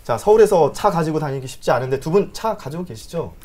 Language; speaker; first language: Korean; native; Korean